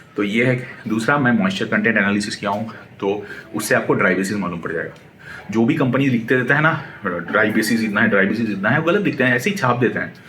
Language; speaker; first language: Hindi; non-native, local second language; Bangla